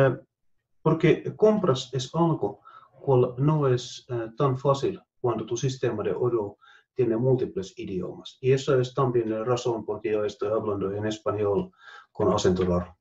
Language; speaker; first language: Spanish; non-native, fluent; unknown